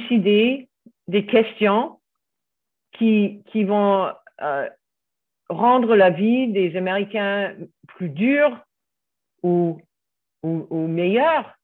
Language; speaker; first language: French; non-native, fluent; English